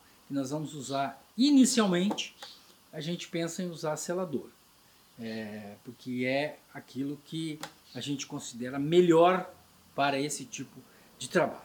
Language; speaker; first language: Portuguese; native; Portuguese